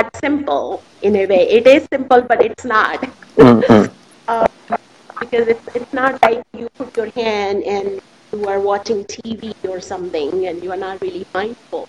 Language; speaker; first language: English; non-native, local second language; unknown